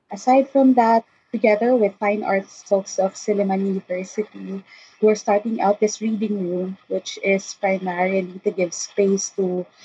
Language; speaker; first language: English; non-native, local second language; Chavacano